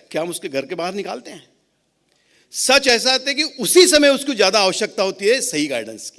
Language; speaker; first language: Hindi; non-native, local second language; Marathi